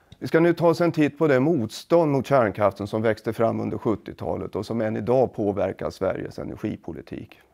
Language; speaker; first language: Swedish; native; Swedish